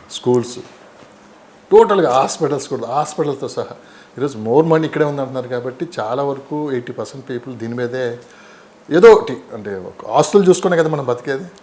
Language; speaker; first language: Telugu; native; Telugu